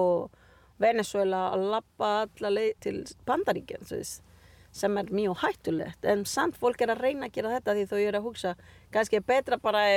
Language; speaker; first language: Icelandic; non-native, learner; Spanish